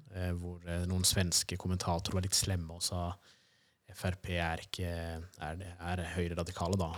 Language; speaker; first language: Norwegian; early bilingual, other home language; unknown